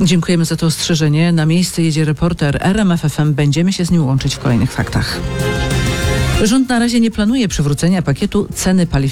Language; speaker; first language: Polish; native; Polish